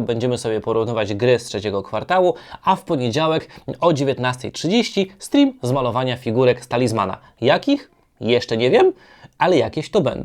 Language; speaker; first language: Polish; native; Polish